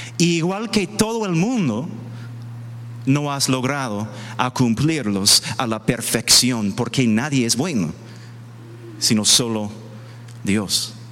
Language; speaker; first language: Spanish; non-native, fluent; English